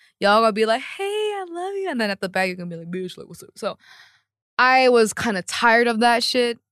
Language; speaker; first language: English; non-native, fluent; Korean